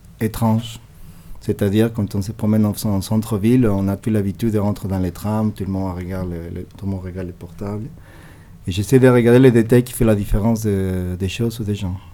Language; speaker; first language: French; non-native, fluent; Spanish